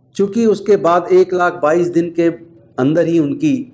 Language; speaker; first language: Hindi; native; Hindi